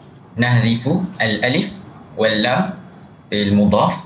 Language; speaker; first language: Arabic; non-native, learner; Malay